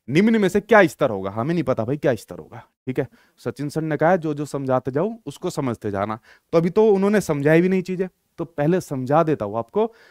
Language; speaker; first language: Hindi; native; Hindi